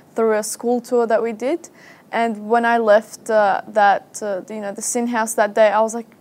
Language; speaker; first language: English; early bilingual, other home language; Arabic